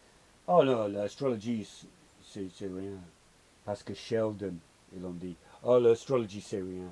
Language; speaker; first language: French; non-native, learner; English